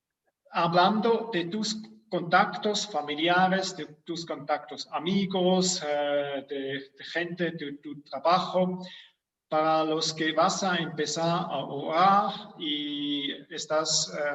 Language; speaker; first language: Spanish; non-native, fluent; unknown